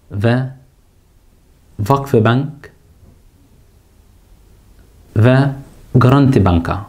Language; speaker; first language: Turkish; non-native, fluent; Arabic